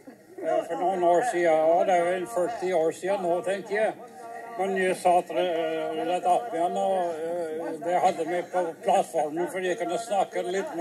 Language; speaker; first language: Norwegian; early bilingual, heritage; Norwegian